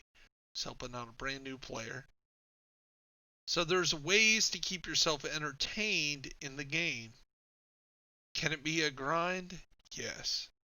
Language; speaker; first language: English; native; English